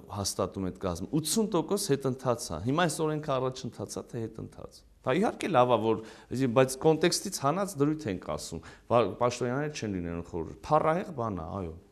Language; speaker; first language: Armenian; native; Armenian